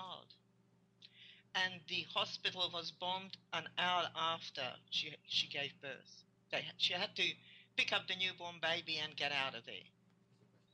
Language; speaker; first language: English; non-native, fluent; Hungarian